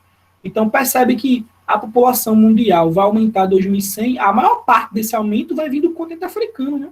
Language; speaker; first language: Portuguese; native; Portuguese